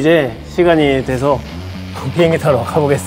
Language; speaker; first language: Korean; native; Korean